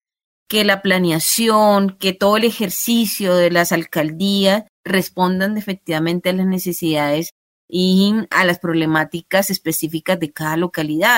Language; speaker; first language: Spanish; native; Spanish